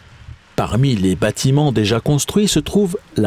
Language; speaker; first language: French; native; French